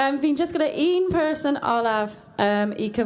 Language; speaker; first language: Welsh; non-native, learner; English